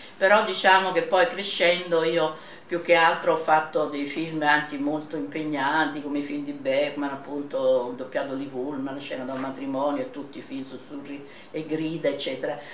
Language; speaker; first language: Italian; native; Italian